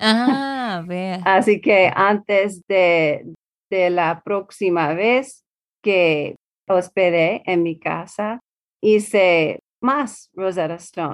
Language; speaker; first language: Spanish; non-native, learner; English